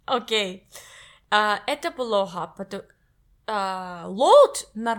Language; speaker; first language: Russian; non-native, learner; English